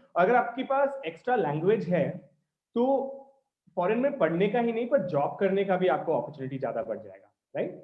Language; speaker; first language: Hindi; non-native, local second language; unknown